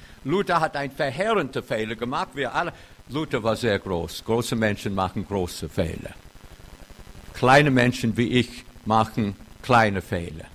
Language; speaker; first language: German; non-native, fluent; English